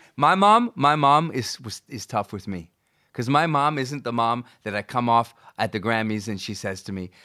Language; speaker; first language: English; native; English